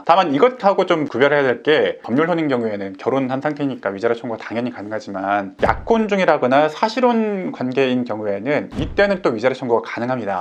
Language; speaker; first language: Korean; native; Korean